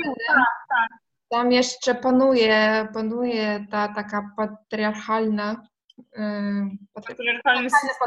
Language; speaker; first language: Polish; non-native, fluent; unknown